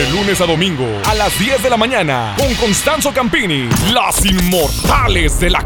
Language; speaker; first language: Spanish; native; Spanish